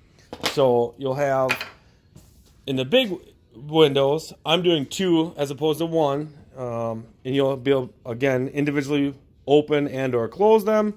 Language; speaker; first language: English; native; English